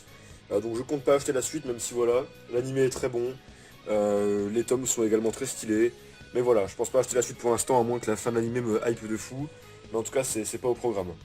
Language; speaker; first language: French; native; French